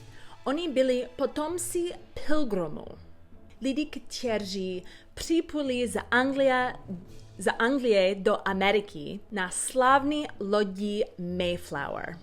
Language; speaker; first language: Czech; non-native, learner; English